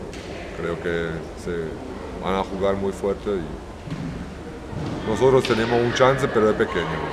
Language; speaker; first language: Spanish; non-native, learner; German